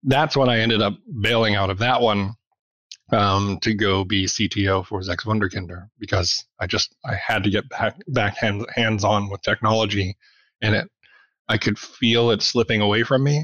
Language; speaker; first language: English; native; English